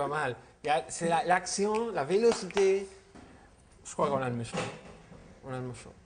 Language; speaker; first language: French; non-native, fluent; Spanish